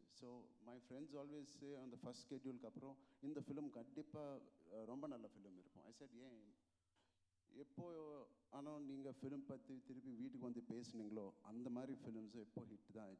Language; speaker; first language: Tamil; non-native, local second language; Telugu